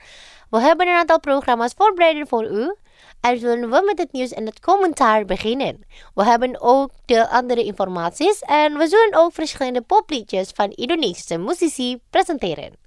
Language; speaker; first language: Dutch; non-native, fluent; Indonesian